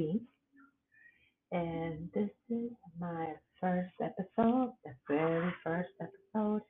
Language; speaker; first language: English; non-native, fluent; Spanish